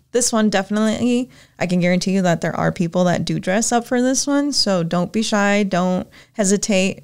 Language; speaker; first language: English; native; English